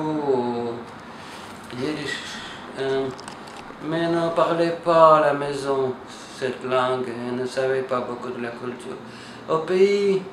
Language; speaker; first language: French; non-native, fluent; Russian